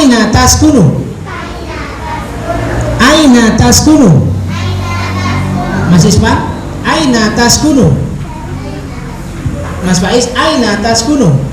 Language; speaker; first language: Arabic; non-native, fluent; Indonesian